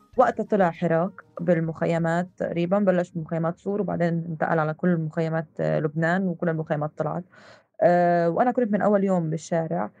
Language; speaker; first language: Arabic; native; Arabic